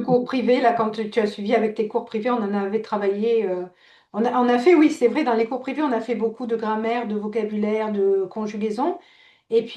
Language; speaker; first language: French; native; French